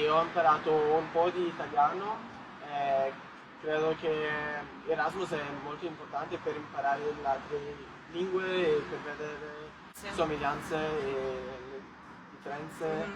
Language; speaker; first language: Italian; non-native, learner; Portuguese